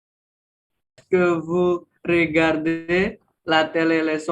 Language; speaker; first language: French; non-native, learner; Indonesian